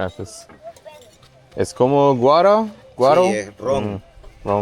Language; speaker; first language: Spanish; non-native, learner; Turkish